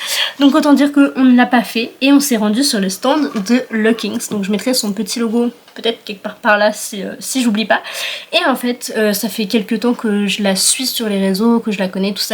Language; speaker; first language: French; native; French